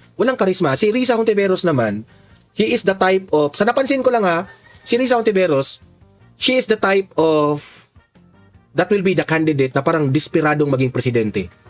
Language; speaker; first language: Filipino; non-native, local second language; Cebuano